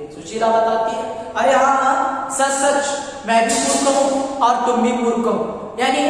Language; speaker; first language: Hindi; non-native, local second language; Kannada